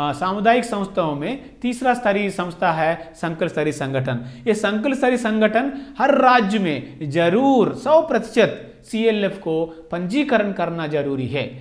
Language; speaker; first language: Hindi; non-native, local second language; Telugu